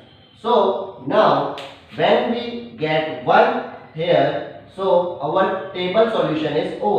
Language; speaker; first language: English; non-native, local second language; Hindi